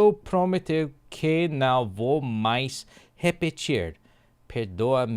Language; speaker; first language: Portuguese; non-native, learner; English